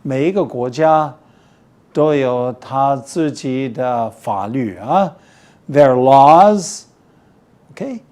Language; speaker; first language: Chinese; non-native, fluent; English